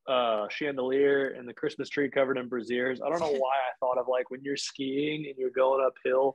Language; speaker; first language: English; native; English